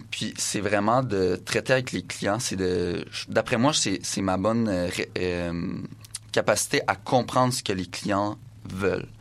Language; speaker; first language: French; native; French